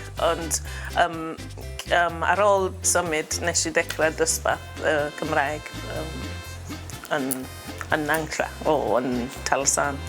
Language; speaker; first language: Welsh; non-native, learner; English